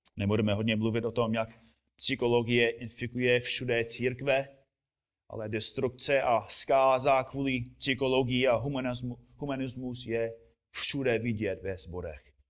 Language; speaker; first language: Czech; non-native, fluent; English